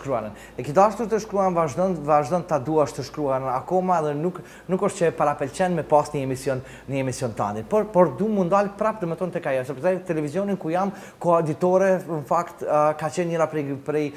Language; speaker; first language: Albanian; native; Albanian